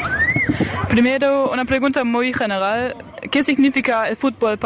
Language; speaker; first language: Spanish; non-native, fluent; German